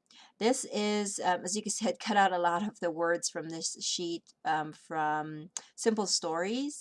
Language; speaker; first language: English; native; English